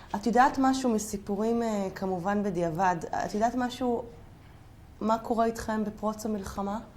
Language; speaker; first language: Hebrew; native; Hebrew